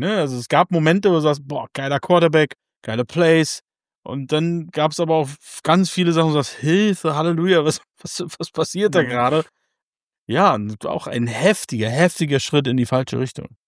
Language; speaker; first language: German; native; German